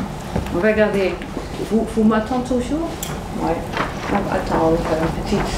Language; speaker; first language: French; non-native, fluent; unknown